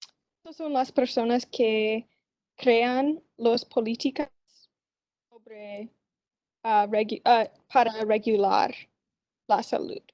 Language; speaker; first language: Spanish; non-native, learner; English